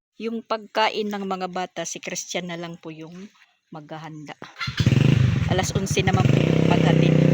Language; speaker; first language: Filipino; native; Filipino